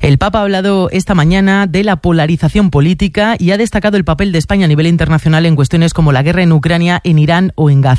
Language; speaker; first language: Spanish; native; Spanish